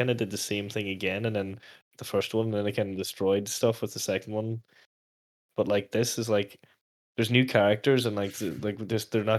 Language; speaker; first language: English; native; English